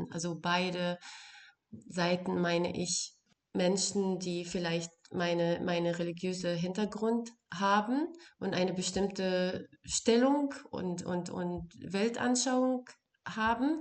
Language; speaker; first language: German; non-native, fluent; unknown